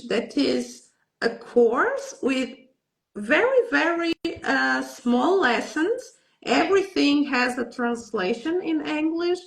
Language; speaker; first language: English; non-native, learner; Portuguese